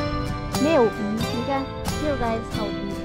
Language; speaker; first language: English; non-native, learner; Filipino